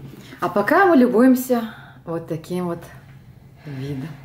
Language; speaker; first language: Russian; native; Russian